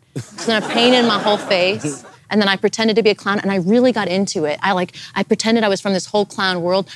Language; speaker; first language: English; native; English